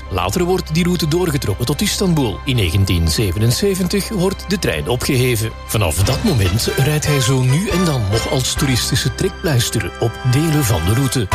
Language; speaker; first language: Dutch; native; Dutch